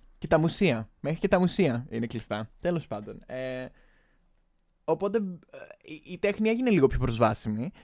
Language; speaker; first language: Greek; native; Greek